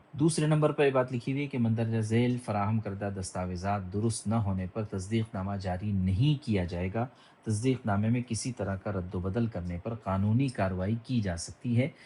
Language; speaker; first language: Urdu; native; Urdu